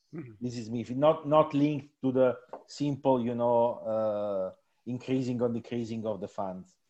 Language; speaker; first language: English; non-native, fluent; Italian